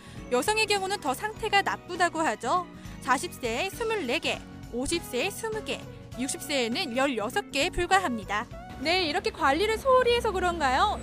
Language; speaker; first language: Korean; native; Korean